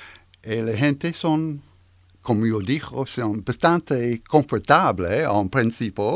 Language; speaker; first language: Spanish; non-native, learner; French